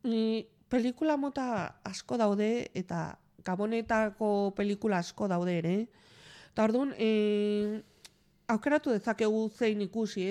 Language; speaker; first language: Basque; non-native, local second language; Spanish